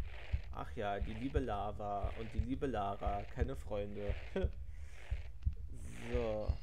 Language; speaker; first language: German; native; German